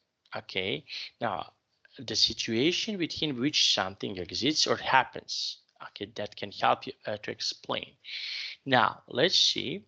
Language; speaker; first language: English; non-native, fluent; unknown